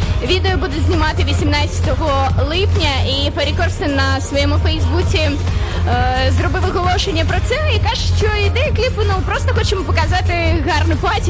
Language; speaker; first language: Ukrainian; native; Ukrainian